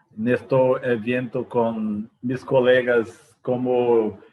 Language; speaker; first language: Spanish; non-native, learner; Portuguese